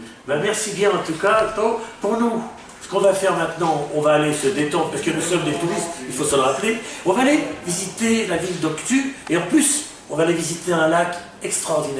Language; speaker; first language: French; native; French